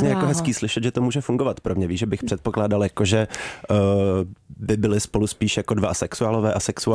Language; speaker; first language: Czech; native; Czech